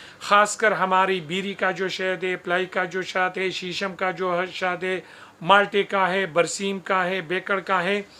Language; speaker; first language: Urdu; non-native, local second language; Pashto